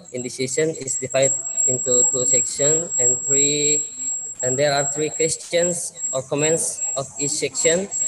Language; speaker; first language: English; non-native, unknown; Indonesian